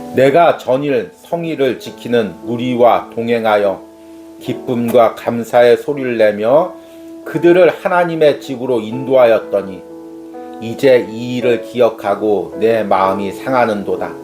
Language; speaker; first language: Korean; native; Korean